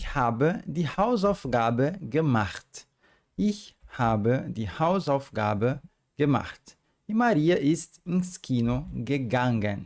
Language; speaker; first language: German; non-native, fluent; Portuguese